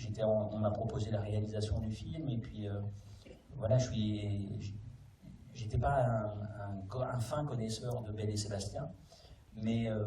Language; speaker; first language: French; native; French